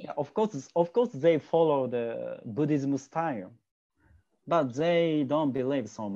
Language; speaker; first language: English; non-native, learner; Japanese